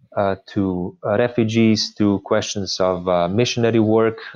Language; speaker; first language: English; non-native, fluent; Slovenian